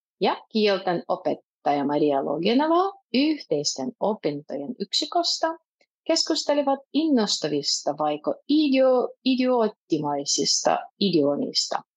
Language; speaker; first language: Finnish; non-native, fluent; Russian